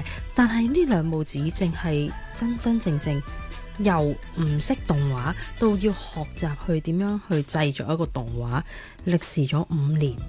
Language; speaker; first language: Cantonese; native; Cantonese